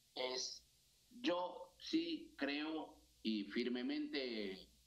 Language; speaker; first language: Spanish; non-native, fluent; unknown